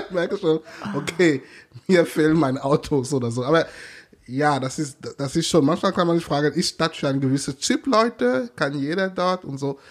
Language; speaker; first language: German; non-native, fluent; English